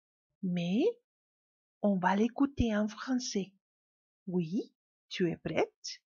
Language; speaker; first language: French; non-native, fluent; Spanish